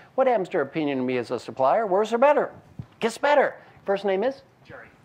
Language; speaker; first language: English; native; English